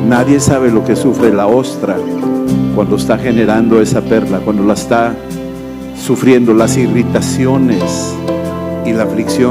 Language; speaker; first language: Spanish; native; Spanish